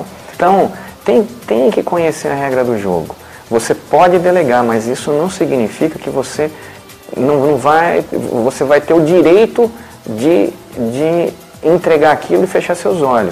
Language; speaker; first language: Portuguese; native; Portuguese